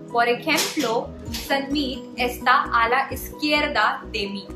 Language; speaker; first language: Spanish; non-native, fluent; Hindi